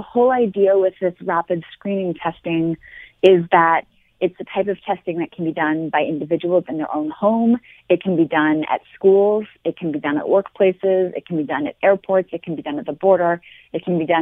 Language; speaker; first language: English; native; English